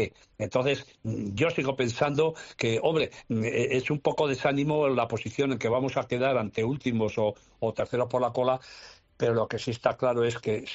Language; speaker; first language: Spanish; native; Spanish